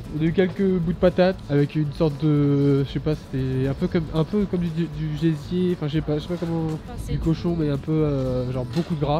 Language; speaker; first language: French; native; French